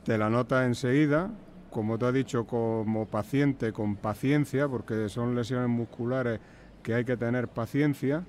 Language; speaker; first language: Spanish; native; Spanish